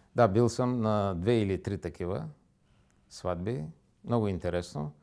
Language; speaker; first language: Bulgarian; native; Bulgarian